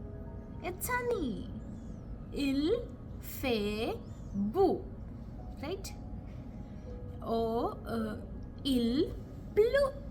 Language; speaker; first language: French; non-native, fluent; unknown